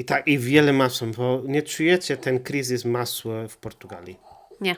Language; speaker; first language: Polish; non-native, learner; Portuguese